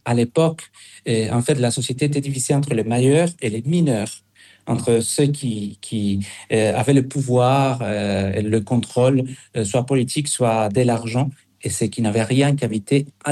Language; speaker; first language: French; non-native, fluent; Spanish